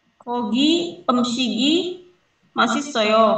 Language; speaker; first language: Korean; non-native, learner; Indonesian